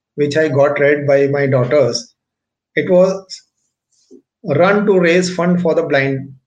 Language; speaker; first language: English; non-native, local second language; Punjabi